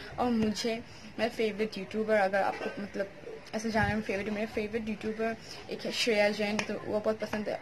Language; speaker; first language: Hindi; non-native, local second language; Bangla